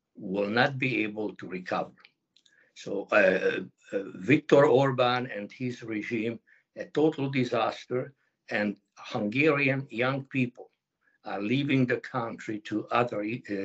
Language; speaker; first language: English; non-native, fluent; Hungarian